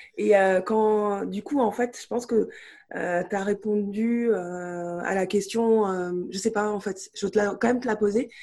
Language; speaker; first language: French; native; French